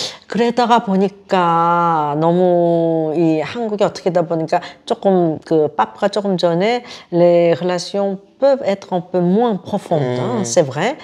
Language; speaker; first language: French; non-native, fluent; Korean